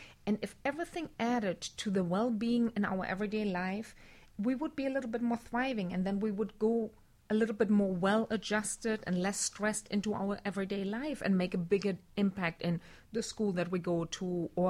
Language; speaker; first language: English; non-native, fluent; German